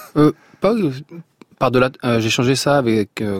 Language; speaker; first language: French; non-native, local second language; Arabic